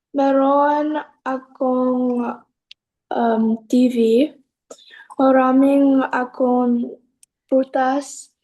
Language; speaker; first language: Filipino; non-native, learner; English